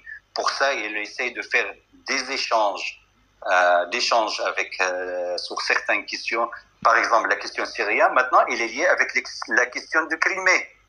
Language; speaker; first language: French; non-native, fluent; Arabic